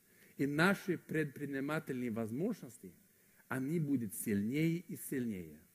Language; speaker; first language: Russian; non-native, fluent; Swedish